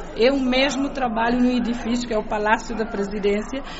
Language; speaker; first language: Portuguese; non-native, local second language; Kabuverdianu